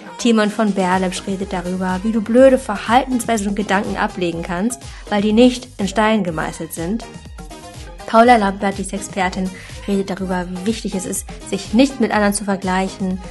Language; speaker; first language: German; native; German